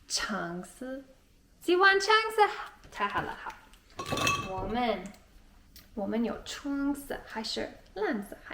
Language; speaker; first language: Chinese; non-native, learner; English